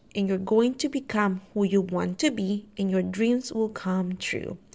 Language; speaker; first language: English; non-native, fluent; Spanish